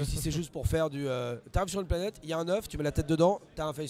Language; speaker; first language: French; native; French